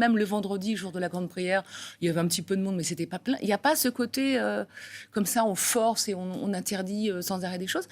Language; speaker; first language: French; native; French